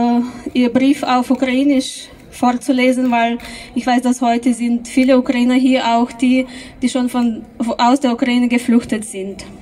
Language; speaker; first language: German; non-native, fluent; Ukrainian